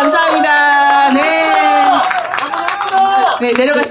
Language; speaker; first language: Korean; native; Korean